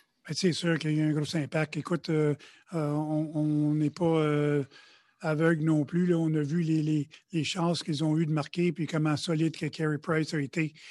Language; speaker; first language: French; native; French